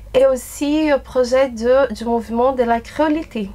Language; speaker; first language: French; non-native, fluent; Portuguese